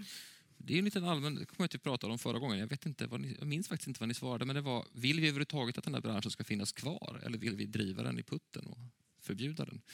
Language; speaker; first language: Swedish; native; Swedish